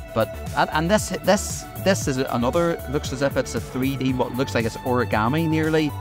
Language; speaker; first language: English; native; English